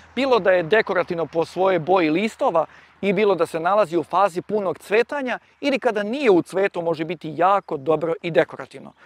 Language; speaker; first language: Croatian; native; Croatian